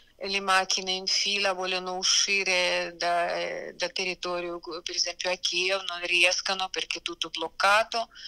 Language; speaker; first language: Italian; non-native, fluent; Ukrainian